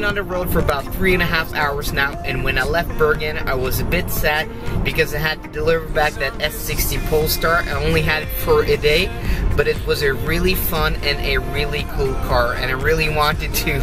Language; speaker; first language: English; non-native, fluent; Norwegian